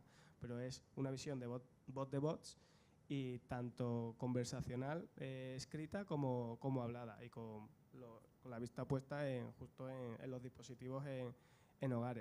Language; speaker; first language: Spanish; native; Spanish